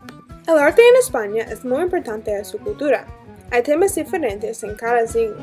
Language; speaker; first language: Spanish; non-native, learner; English